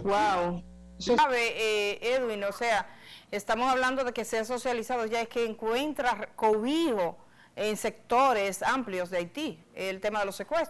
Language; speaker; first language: Spanish; native; Spanish